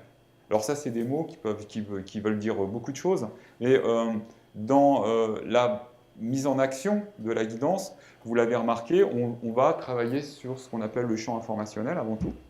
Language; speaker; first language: French; native; French